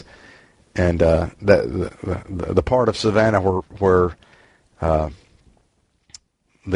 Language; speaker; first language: English; native; English